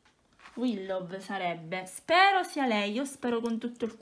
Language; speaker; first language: Italian; native; Italian